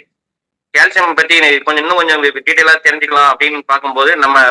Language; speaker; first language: Tamil; native; Tamil